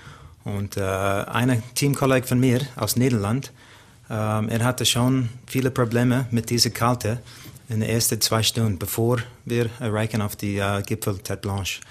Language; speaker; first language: German; non-native, learner; English